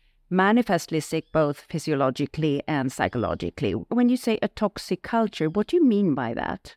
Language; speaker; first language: English; non-native, fluent; Swedish